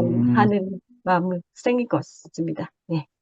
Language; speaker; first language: Korean; non-native, learner; Japanese